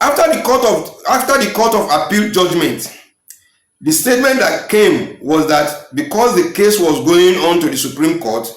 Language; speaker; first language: English; non-native, local second language; Yoruba